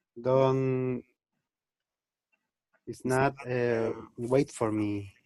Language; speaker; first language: English; non-native, learner; Spanish